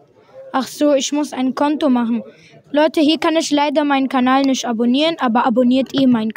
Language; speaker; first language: German; early bilingual, other home language; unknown